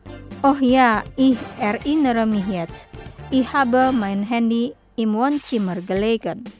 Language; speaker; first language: German; non-native, learner; Indonesian